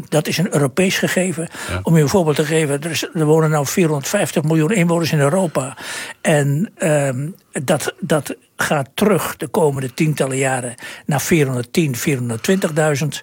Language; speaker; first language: Dutch; native; Dutch